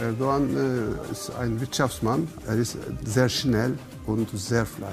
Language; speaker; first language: German; non-native, fluent; Turkish